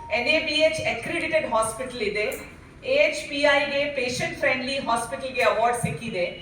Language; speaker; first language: Kannada; non-native, learner; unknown